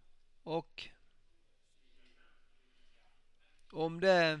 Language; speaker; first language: Swedish; non-native, local second language; Finnish